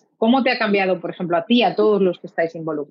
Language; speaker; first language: Spanish; native; Spanish